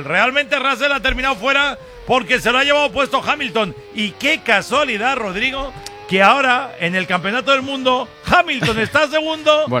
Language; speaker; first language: Spanish; native; Spanish